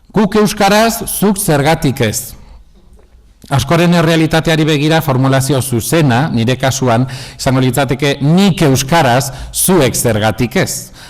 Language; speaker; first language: Basque; non-native, local second language; Spanish